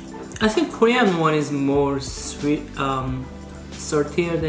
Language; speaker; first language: English; non-native, fluent; Korean